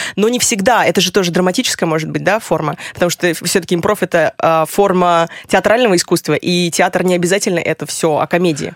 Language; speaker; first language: Russian; native; Russian